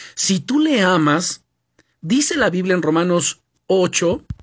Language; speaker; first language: Spanish; native; Spanish